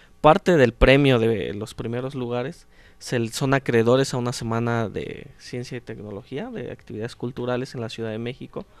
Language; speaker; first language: Spanish; native; Spanish